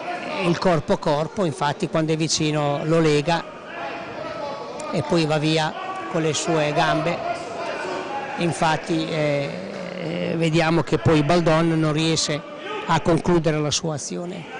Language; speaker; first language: Italian; native; Italian